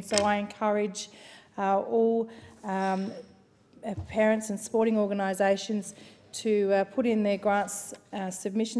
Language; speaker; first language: English; native; English